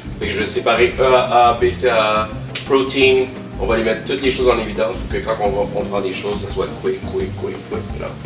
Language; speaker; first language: French; early bilingual, other home language; Haitian Creole